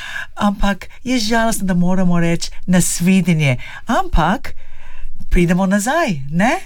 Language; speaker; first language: Slovenian; early bilingual, heritage; Slovenian